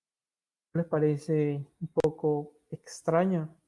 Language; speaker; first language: Spanish; native; Spanish